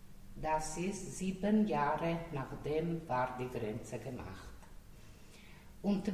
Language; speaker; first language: German; non-native, learner; Slovenian